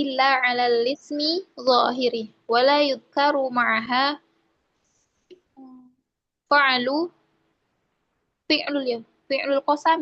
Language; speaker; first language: Arabic; non-native, learner; Indonesian